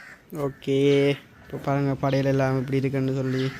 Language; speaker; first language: Tamil; native; Tamil